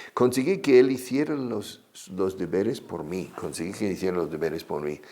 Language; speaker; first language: Spanish; non-native, fluent; English